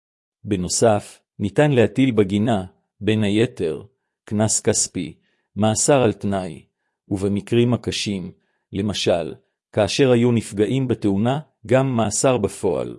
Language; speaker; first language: Hebrew; native; Hebrew